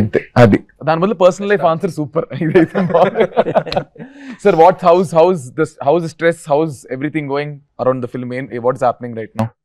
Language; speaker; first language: Telugu; native; Telugu